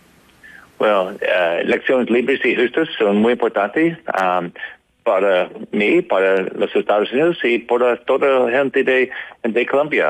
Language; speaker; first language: Spanish; non-native, learner; English